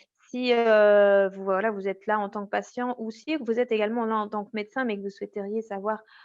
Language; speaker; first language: French; native; French